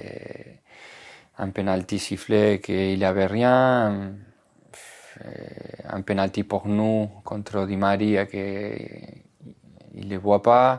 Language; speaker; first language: French; non-native, fluent; Spanish